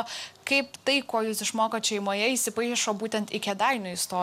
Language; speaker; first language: Lithuanian; native; Lithuanian